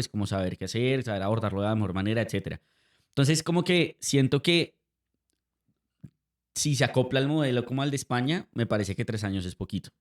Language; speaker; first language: Spanish; native; Spanish